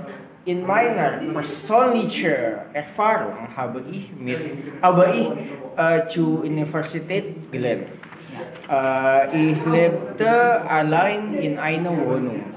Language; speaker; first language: German; non-native, learner; Indonesian